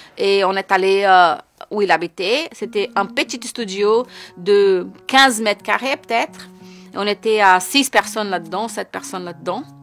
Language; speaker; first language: French; non-native, fluent; Portuguese